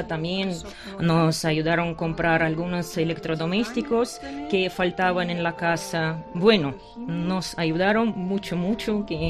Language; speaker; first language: Spanish; non-native, fluent; Ukrainian